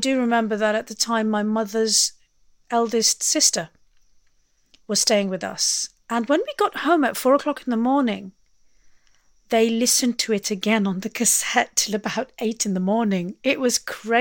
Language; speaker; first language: English; native; English